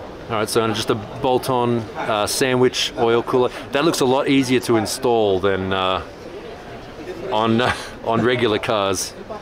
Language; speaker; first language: English; native; English